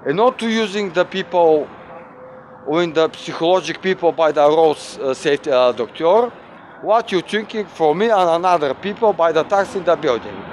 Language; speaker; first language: English; non-native, learner; Bulgarian